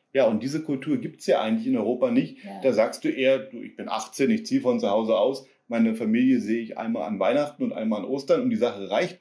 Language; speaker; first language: German; native; German